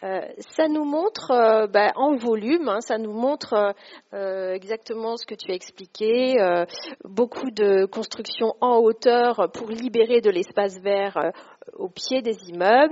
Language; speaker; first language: French; native; French